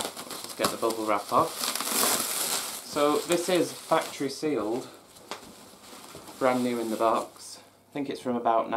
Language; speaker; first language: English; native; English